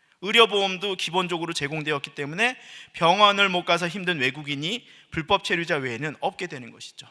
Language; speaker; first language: Korean; native; Korean